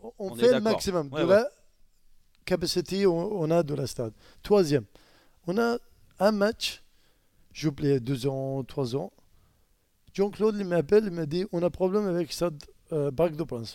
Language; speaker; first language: French; non-native, learner; Arabic